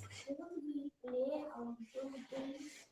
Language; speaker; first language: English; non-native, learner; Hindi